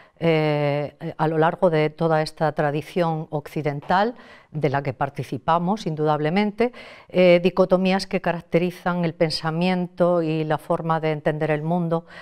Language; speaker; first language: Spanish; native; Spanish